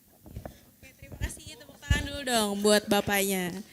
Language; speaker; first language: Indonesian; native; Indonesian